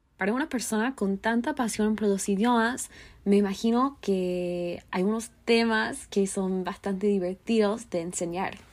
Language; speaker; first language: Spanish; non-native, fluent; English